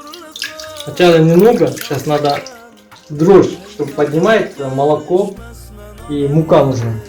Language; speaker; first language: Russian; non-native, learner; Uzbek